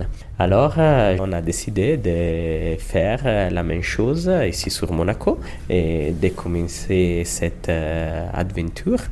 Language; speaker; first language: French; non-native, learner; Italian